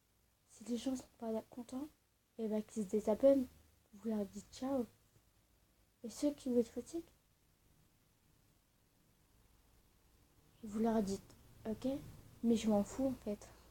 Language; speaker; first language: French; early bilingual, other home language; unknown